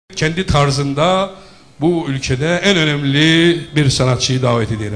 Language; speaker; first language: Turkish; native; Turkish